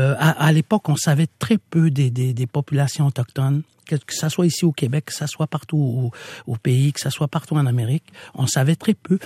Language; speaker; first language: French; non-native, local second language; Innu-aimun